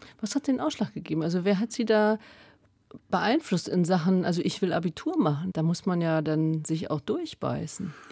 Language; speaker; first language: German; native; German